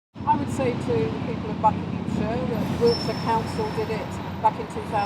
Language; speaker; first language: English; native; English